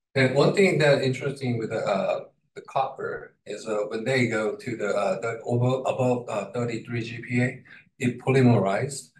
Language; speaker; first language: English; non-native, fluent; Korean